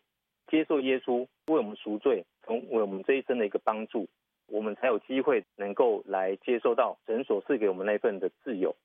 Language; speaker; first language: Chinese; native; Chinese